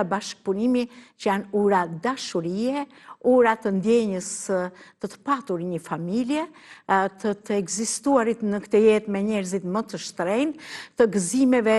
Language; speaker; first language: Albanian; native; Albanian